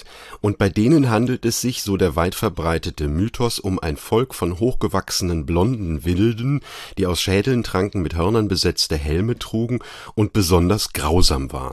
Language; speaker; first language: German; native; German